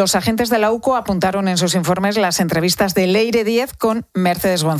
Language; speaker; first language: Spanish; native; Spanish